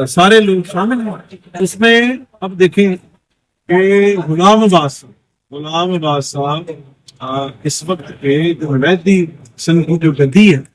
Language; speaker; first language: Urdu; non-native, local second language; Punjabi